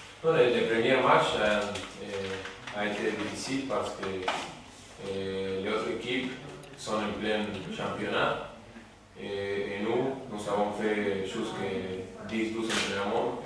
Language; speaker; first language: French; non-native, learner; Spanish